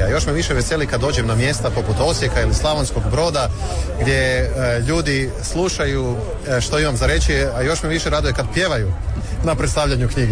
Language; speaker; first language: Serbian; native; Serbian